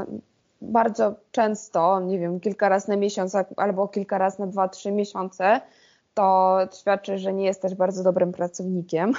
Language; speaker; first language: Polish; non-native, fluent; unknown